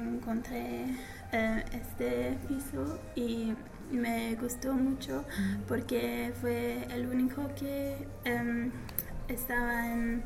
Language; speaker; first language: Spanish; non-native, learner; English